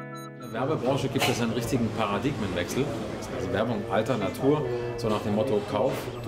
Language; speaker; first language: German; native; German